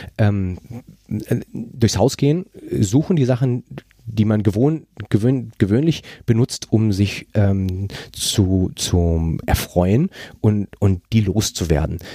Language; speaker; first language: German; non-native, fluent; Spanish